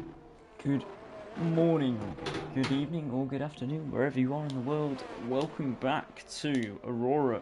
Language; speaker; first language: English; native; English